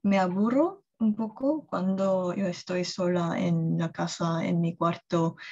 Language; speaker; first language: Spanish; non-native, fluent; Korean